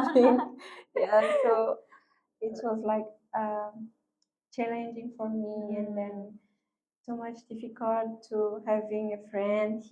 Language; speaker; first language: English; non-native, learner; Malagasy